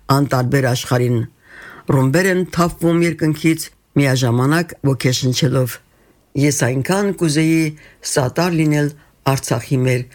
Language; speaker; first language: Armenian; native; Armenian